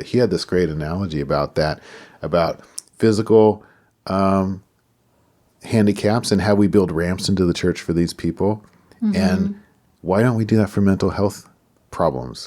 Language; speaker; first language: English; native; English